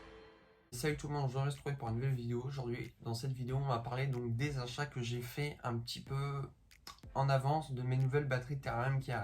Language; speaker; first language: French; native; French